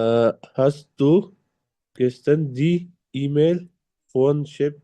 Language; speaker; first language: German; non-native, learner; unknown